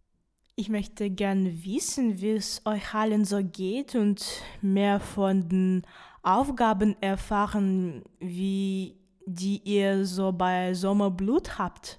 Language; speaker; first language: German; non-native, fluent; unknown